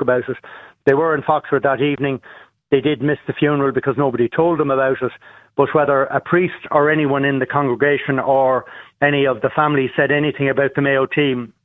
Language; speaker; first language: English; native; English